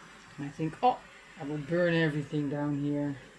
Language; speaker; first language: English; non-native, fluent; Dutch